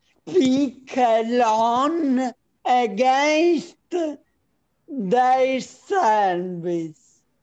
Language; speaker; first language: English; non-native, learner; Italian